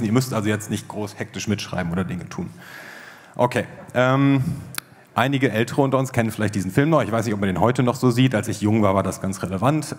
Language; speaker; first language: German; native; German